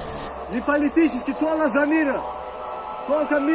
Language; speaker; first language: Russian; non-native, learner; Tajik